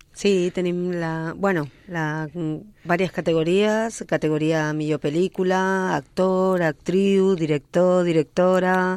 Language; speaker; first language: Catalan; non-native, local second language; Spanish